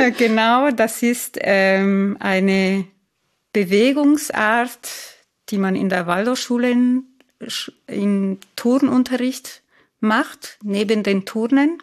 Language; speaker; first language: German; non-native, fluent; Italian